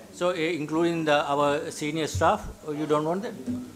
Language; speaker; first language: English; non-native, local second language; Sinhala